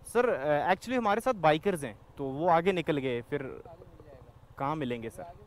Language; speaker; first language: Hindi; native; Hindi